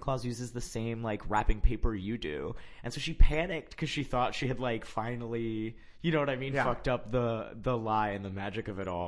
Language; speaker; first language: English; early bilingual, other home language; Spanish